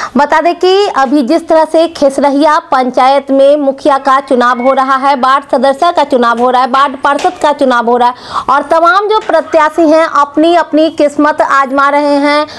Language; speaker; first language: Hindi; native; Hindi